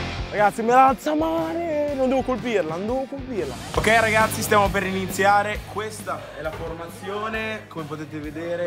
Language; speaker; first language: Italian; native; Italian